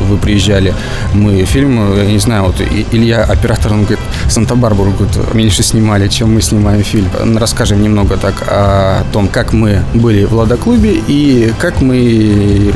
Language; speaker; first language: Russian; native; Russian